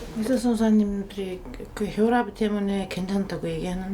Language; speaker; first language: Korean; non-native, learner; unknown